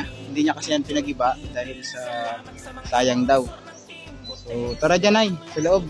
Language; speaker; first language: Filipino; non-native, local second language; Cebuano